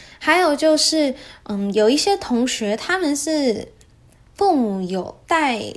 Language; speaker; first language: Chinese; early bilingual, heritage; Chinese